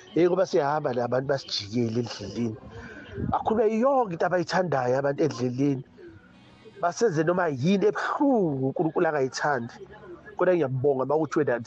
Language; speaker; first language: Zulu; native; Zulu